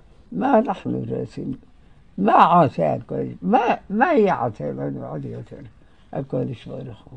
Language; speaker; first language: Hebrew; non-native, fluent; Arabic